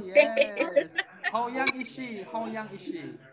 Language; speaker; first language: English; non-native, learner; Indonesian